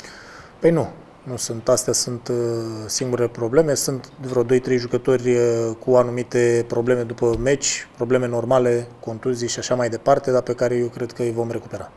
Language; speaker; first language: Romanian; native; Romanian